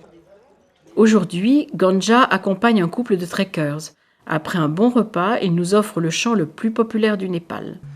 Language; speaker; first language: French; native; French